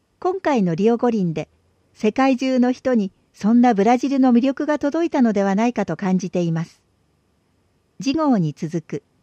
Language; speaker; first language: Japanese; native; Japanese